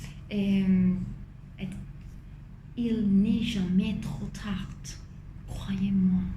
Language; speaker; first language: French; non-native, fluent; Spanish